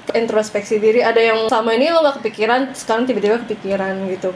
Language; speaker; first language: Indonesian; early bilingual, heritage; Indonesian